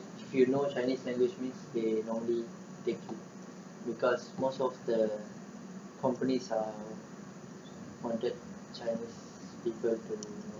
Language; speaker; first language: English; non-native, learner; Malay